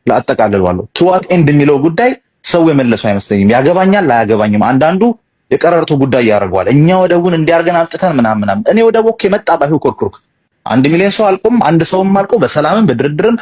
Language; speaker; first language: Amharic; non-native, local second language; Tigrinya